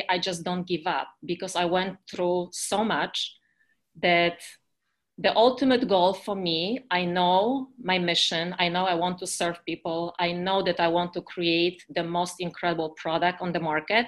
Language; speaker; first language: English; non-native, fluent; Polish